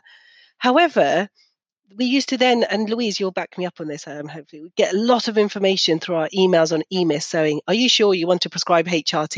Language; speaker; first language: English; early bilingual, other home language; Punjabi